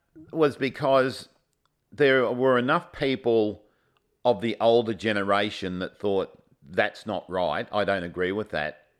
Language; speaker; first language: English; native; English